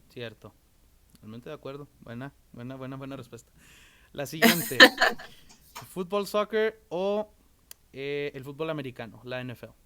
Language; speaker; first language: Spanish; native; Spanish